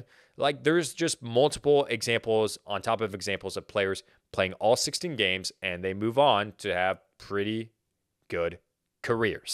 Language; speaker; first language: English; native; English